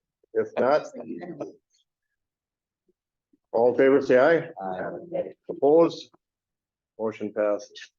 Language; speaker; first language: English; native; English